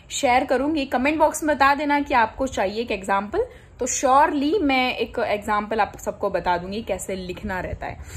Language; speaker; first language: Hindi; non-native, local second language; Gujarati